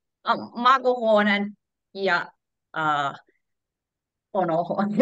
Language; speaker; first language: Finnish; non-native, learner; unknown